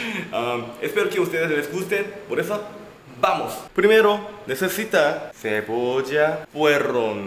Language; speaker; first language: Spanish; non-native, learner; Korean